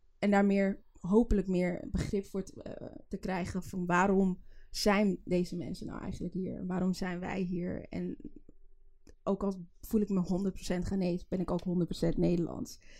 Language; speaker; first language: Dutch; early bilingual, other home language; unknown